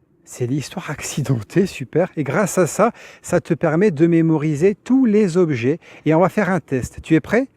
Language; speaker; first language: French; native; French